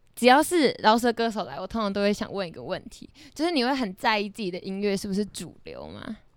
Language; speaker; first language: Chinese; native; Chinese